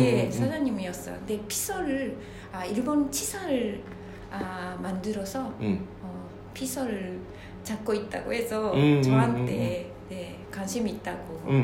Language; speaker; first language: Korean; non-native, fluent; Japanese